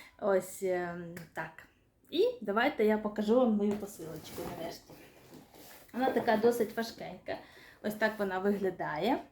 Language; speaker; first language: Ukrainian; non-native, local second language; Russian